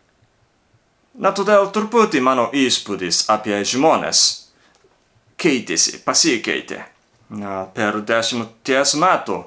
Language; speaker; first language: Lithuanian; non-native, learner; Japanese